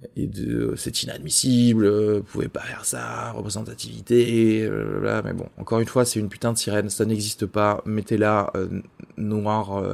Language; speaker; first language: French; native; French